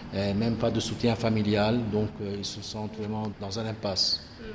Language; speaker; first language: French; non-native, local second language; Arabic